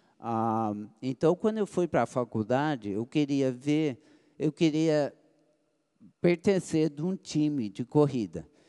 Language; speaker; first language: Portuguese; early bilingual, other home language; English